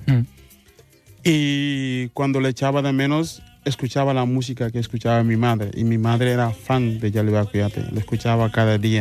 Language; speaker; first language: Spanish; non-native, fluent; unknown